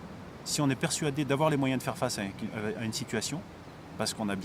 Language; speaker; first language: French; native; French